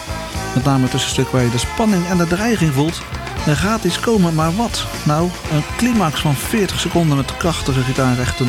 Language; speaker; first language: Dutch; native; Dutch